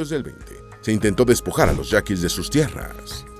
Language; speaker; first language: Spanish; native; Spanish